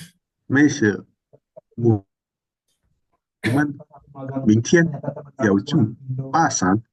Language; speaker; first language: Chinese; non-native, learner; Indonesian